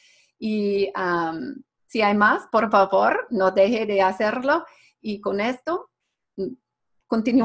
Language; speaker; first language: Spanish; non-native, fluent; English